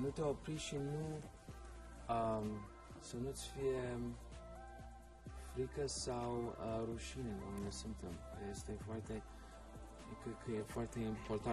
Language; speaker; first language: Romanian; early bilingual, heritage; Romanian